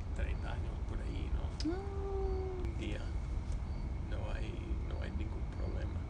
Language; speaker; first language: Spanish; non-native, fluent; English